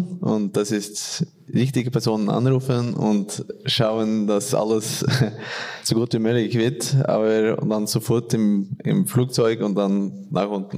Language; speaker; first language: German; non-native, fluent; Norwegian